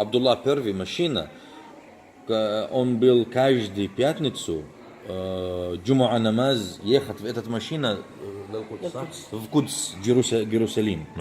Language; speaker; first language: Russian; non-native, learner; Arabic